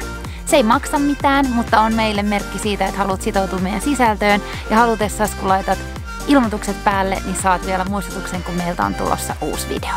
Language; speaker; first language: Finnish; native; Finnish